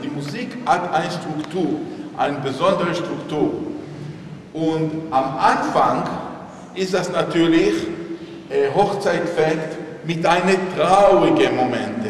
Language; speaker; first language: German; non-native, fluent; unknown